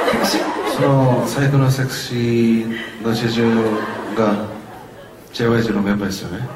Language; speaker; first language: Japanese; non-native, fluent; Korean